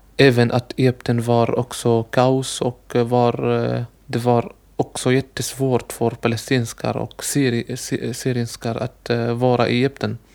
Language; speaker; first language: Swedish; non-native, learner; Arabic